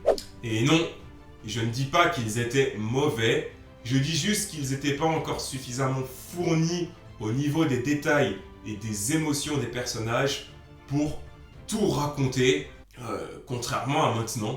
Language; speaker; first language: French; native; French